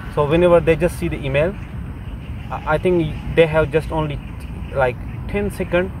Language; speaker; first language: English; non-native, local second language; Urdu